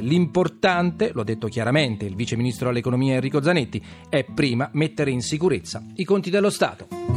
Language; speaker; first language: Italian; native; Italian